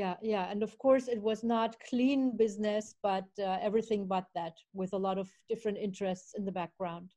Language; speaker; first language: English; early bilingual, other home language; Czech